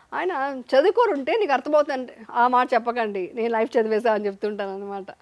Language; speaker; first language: Telugu; native; Telugu